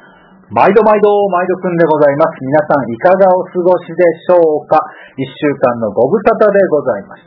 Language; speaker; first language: Japanese; native; Japanese